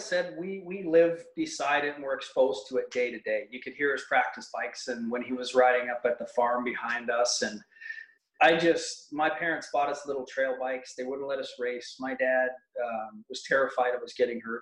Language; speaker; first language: English; native; English